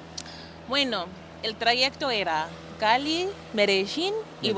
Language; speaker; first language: Spanish; non-native, fluent; English